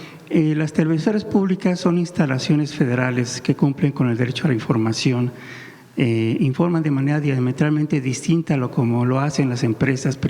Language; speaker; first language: Spanish; native; Spanish